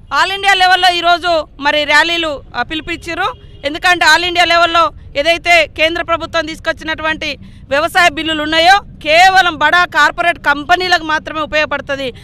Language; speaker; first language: Telugu; native; Telugu